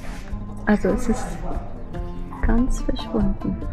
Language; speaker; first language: German; non-native, fluent; Arabic